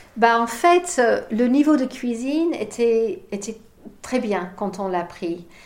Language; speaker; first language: French; non-native, fluent; English